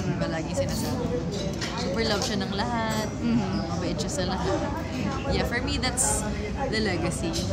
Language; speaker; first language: Filipino; native; Filipino